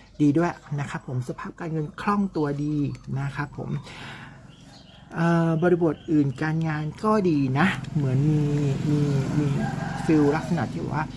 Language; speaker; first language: Thai; native; Thai